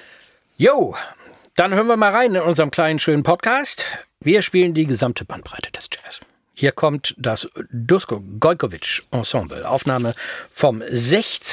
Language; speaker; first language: German; native; German